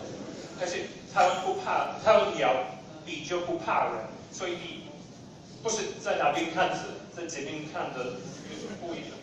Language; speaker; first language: Chinese; non-native, fluent; English